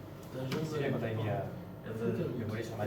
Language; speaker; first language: French; native; French